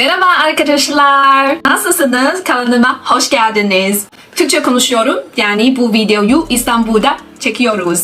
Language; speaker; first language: Turkish; non-native, learner; Chinese